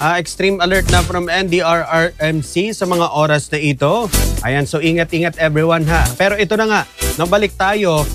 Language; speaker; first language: Filipino; native; Filipino